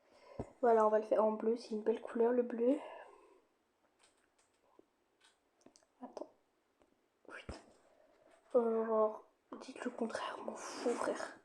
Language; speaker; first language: French; native; French